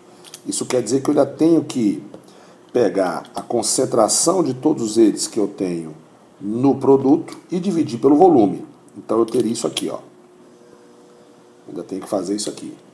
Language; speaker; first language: Portuguese; native; Portuguese